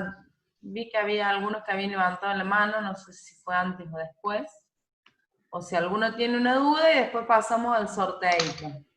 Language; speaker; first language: Spanish; native; Spanish